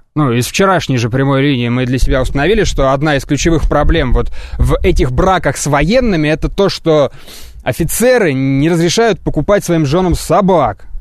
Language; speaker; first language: Russian; native; Russian